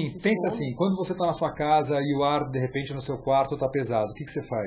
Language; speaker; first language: Portuguese; native; Portuguese